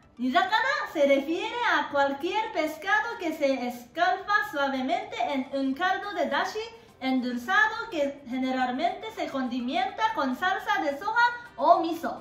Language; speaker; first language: Spanish; non-native, fluent; Japanese